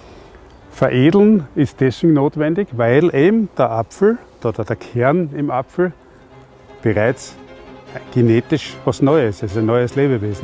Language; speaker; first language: German; native; German